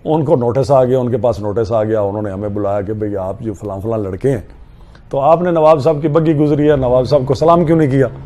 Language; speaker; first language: Urdu; non-native, local second language; Punjabi